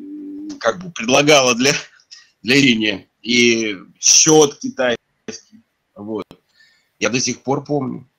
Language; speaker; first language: Russian; native; Russian